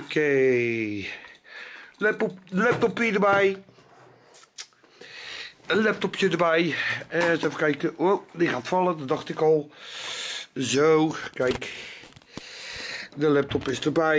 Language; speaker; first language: Dutch; native; Dutch